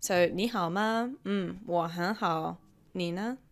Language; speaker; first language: Chinese; non-native, fluent; English